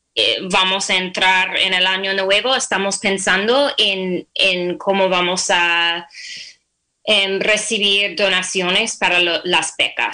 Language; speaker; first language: Spanish; non-native, fluent; English